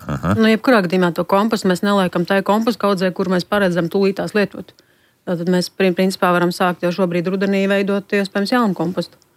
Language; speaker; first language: Latvian; native; Latvian